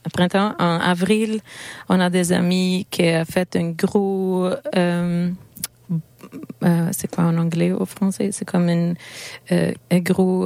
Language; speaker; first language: French; non-native, learner; Swedish